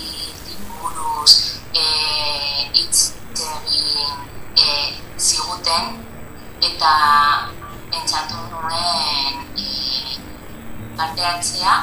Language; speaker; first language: Basque; non-native, learner; Spanish